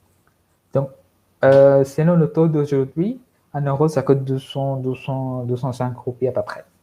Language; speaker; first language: French; non-native, fluent; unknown